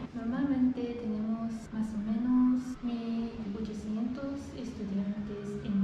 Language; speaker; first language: Spanish; non-native, fluent; Japanese